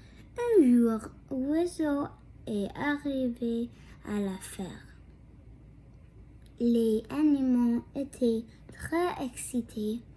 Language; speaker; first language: French; non-native, local second language; English